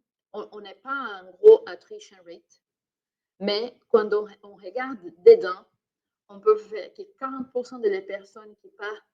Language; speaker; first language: French; non-native, fluent; Portuguese